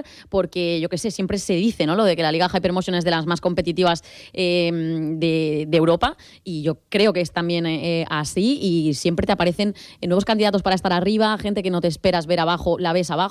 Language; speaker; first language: Spanish; native; Spanish